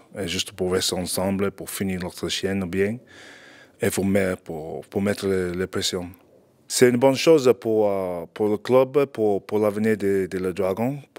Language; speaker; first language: French; non-native, fluent; English